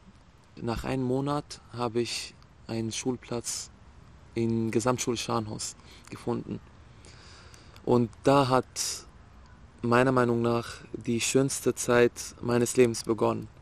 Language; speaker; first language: German; non-native, fluent; Arabic